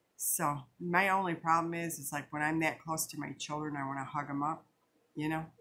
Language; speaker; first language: English; native; English